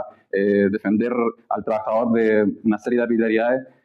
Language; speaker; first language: Spanish; native; Spanish